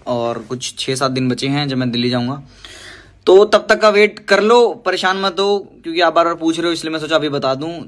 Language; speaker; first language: Hindi; native; Hindi